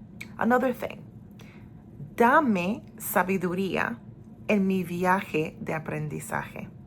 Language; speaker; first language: Spanish; non-native, fluent; English